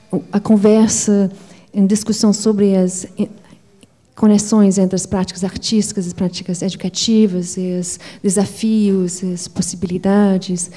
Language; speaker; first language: Portuguese; non-native, fluent; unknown